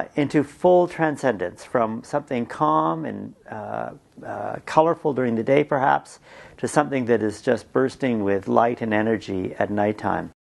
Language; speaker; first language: English; native; English